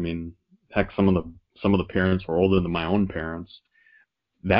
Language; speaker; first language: English; native; English